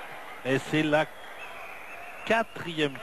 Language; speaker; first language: French; native; French